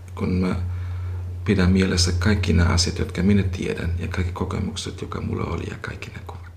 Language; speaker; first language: Finnish; non-native, fluent; German